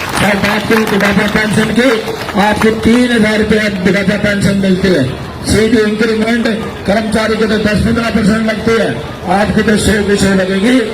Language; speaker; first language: Hindi; native; Hindi